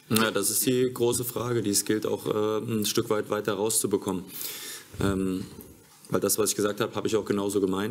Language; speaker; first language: German; native; German